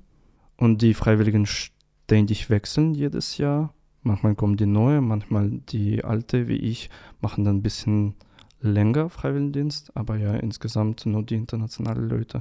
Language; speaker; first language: German; non-native, learner; Russian